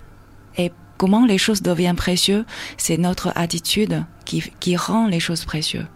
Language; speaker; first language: French; non-native, fluent; Chinese